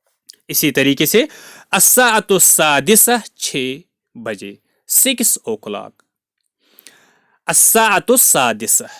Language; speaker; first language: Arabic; non-native, fluent; Urdu